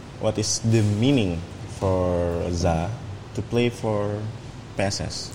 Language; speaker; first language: English; non-native, fluent; Indonesian